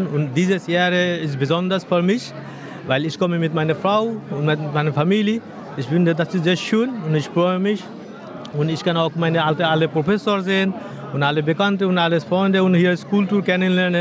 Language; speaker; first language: German; non-native, learner; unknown